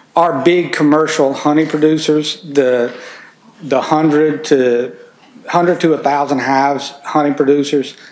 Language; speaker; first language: English; native; English